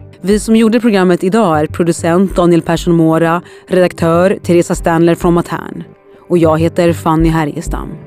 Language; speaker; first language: Swedish; native; Swedish